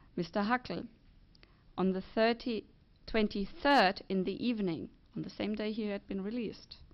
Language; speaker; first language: English; non-native, fluent; German